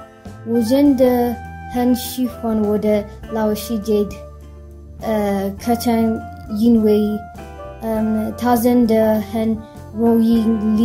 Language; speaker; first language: Chinese; non-native, learner; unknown